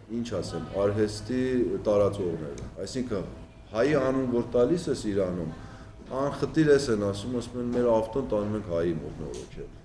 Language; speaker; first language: Armenian; early bilingual, heritage; Armenian